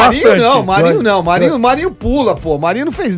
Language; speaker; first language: Portuguese; native; Portuguese